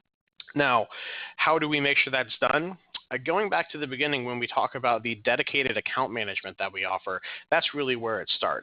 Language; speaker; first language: English; native; English